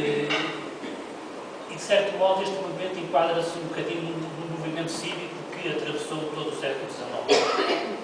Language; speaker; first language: Portuguese; native; Portuguese